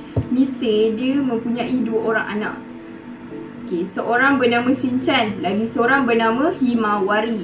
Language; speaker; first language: Malay; native; Malay